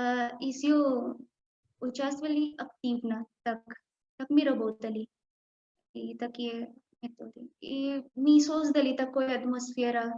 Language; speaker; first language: Russian; non-native, learner; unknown